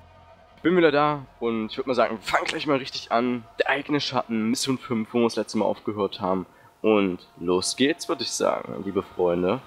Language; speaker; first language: German; native; German